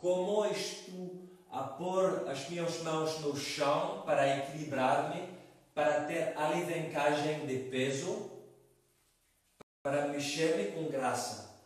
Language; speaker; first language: Portuguese; non-native, fluent; French